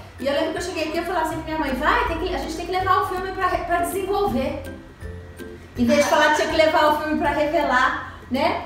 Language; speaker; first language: Portuguese; native; Portuguese